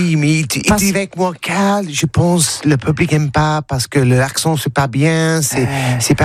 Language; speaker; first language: French; non-native, learner; English